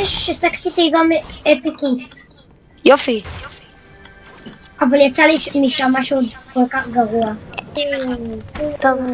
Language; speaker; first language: Hebrew; native; Hebrew